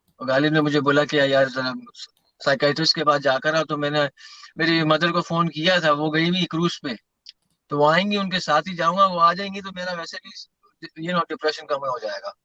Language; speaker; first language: Urdu; native; Urdu